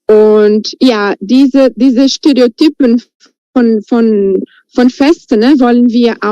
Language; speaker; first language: German; non-native, fluent; Portuguese